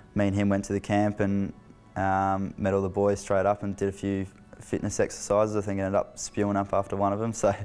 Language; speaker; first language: English; native; English